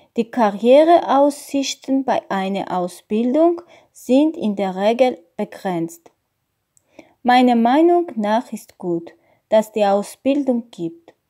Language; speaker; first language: German; non-native, learner; Armenian